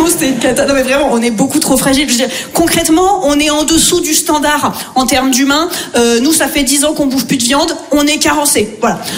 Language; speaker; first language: French; native; French